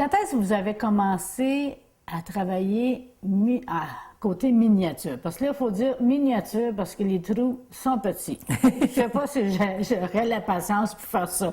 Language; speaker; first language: French; native; French